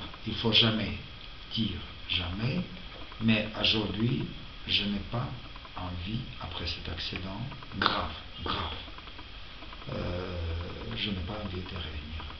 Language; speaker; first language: French; non-native, fluent; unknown